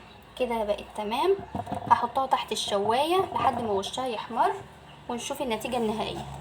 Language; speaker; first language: Arabic; native; Arabic